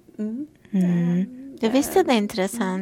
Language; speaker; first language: Swedish; non-native, fluent; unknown